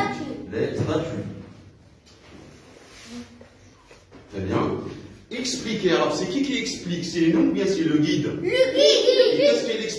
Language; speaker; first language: French; non-native, local second language; Arabic